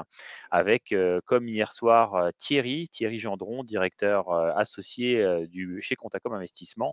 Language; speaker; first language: French; native; French